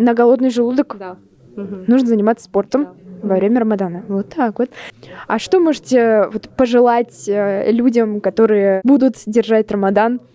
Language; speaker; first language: Russian; native; Russian